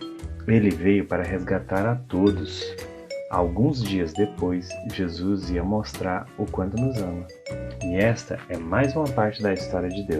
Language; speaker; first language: Portuguese; native; Portuguese